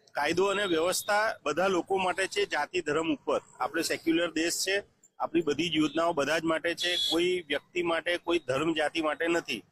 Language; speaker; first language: Gujarati; native; Gujarati